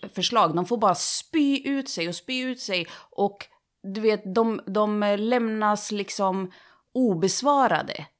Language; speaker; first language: Swedish; native; Swedish